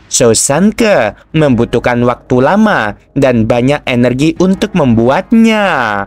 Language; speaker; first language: Indonesian; native; Indonesian